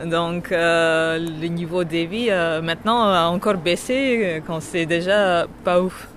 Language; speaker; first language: French; non-native, fluent; Russian